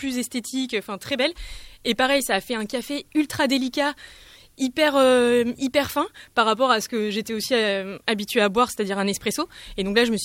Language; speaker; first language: French; native; French